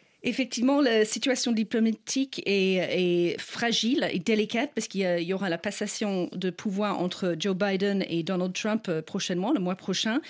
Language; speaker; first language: French; non-native, fluent; English